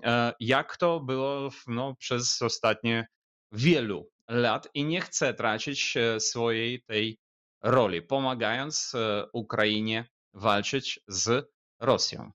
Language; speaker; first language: Polish; non-native, fluent; Ukrainian